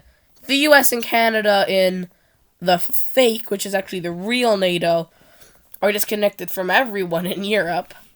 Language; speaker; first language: English; non-native, fluent; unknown